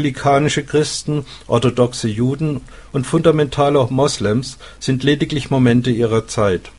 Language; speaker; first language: German; native; German